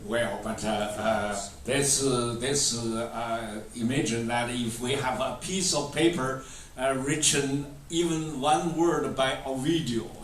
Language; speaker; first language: English; non-native, fluent; Chinese